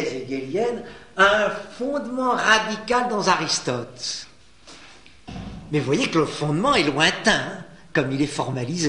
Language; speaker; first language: French; native; French